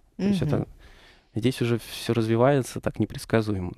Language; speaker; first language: Russian; native; Russian